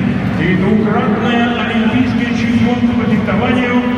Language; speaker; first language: Russian; native; Russian